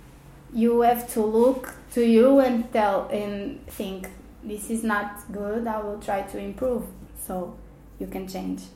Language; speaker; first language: English; non-native, fluent; Portuguese